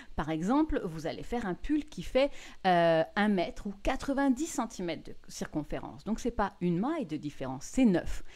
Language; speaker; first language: French; native; French